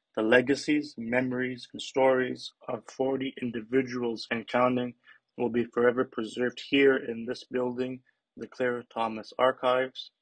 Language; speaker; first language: English; early bilingual, other home language; Greek